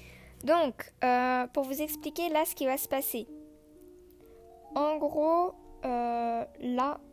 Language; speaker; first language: French; native; French